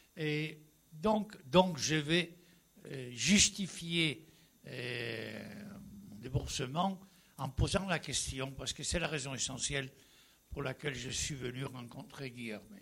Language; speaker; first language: French; non-native, fluent; Spanish